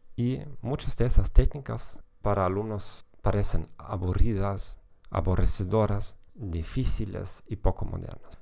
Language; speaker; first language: Spanish; non-native, fluent; German